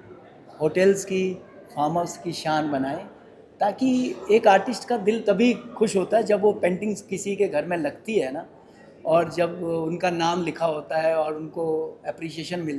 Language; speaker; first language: Hindi; native; Hindi